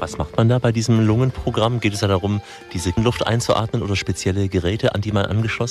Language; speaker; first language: German; native; German